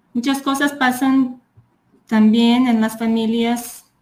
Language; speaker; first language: Spanish; non-native, fluent; Lithuanian